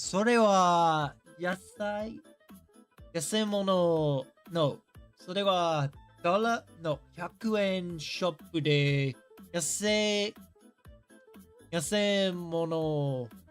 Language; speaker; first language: Japanese; non-native, learner; English